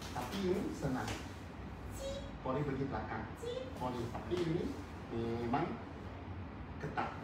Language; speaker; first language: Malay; non-native, local second language; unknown